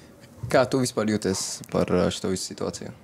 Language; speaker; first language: Latvian; native; Latvian